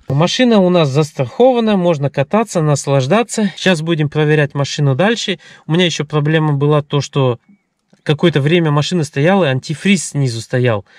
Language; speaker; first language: Russian; early bilingual, heritage; Russian